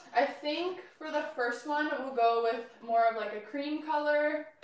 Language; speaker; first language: English; native; English